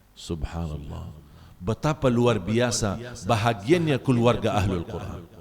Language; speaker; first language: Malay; non-native, fluent; Arabic